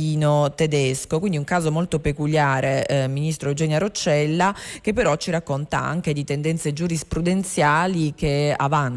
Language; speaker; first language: Italian; native; Italian